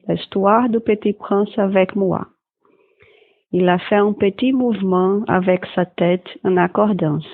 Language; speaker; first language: French; non-native, fluent; Portuguese